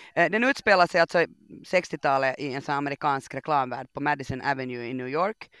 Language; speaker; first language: Swedish; native; Swedish